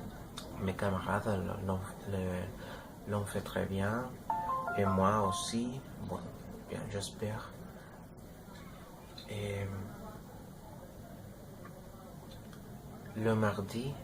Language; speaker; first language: French; non-native, learner; Spanish